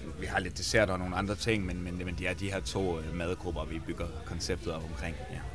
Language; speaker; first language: Danish; native; Danish